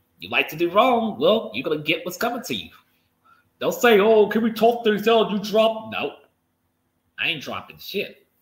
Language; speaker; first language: English; native; English